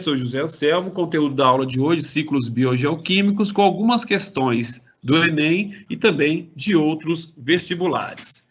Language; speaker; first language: Portuguese; native; Portuguese